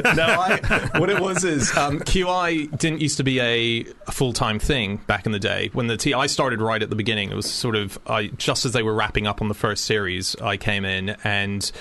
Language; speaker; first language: English; native; English